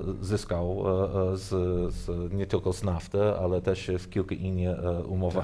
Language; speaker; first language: Polish; non-native, learner; English